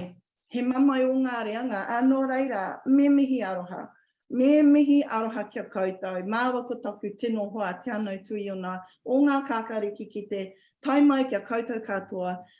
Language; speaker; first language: Māori; non-native, local second language; English